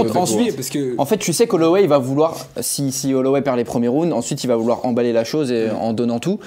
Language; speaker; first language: French; native; French